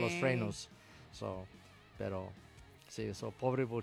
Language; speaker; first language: Spanish; non-native, learner; English